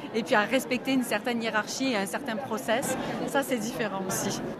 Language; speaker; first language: French; native; French